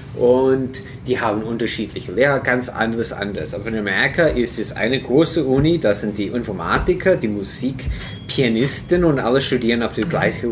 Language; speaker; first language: German; non-native, fluent; English